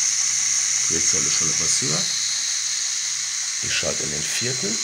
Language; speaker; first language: German; native; German